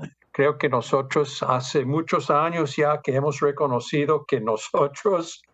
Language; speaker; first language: Spanish; non-native, fluent; English